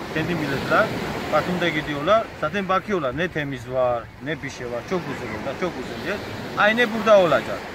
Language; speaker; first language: Turkish; non-native, learner; Georgian